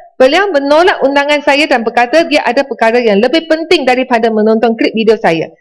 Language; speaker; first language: Malay; non-native, local second language; Chinese